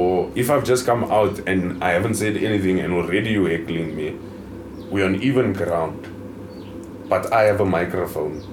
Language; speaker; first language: English; native; English